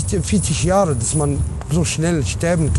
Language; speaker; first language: German; non-native, learner; Arabic